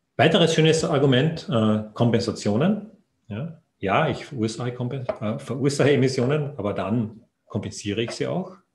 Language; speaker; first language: German; native; German